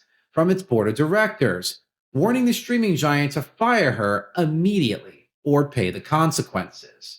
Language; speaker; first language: English; native; English